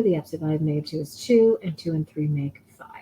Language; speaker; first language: English; native; English